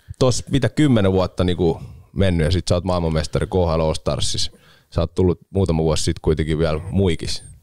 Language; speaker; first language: Finnish; native; Finnish